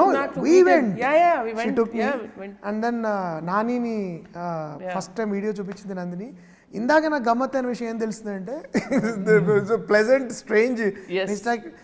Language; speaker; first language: Telugu; native; Telugu